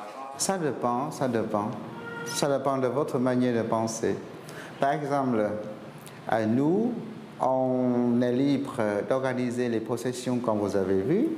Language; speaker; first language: French; non-native, fluent; Vietnamese